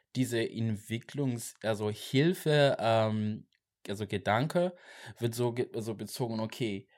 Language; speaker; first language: German; non-native, learner; Xhosa